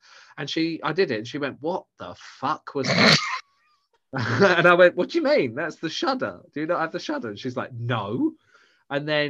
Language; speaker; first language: English; native; English